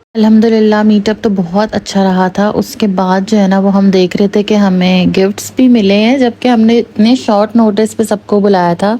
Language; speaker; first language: Urdu; native; Urdu